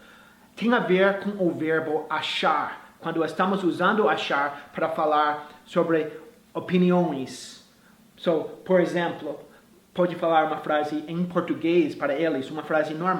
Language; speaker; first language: Portuguese; non-native, fluent; English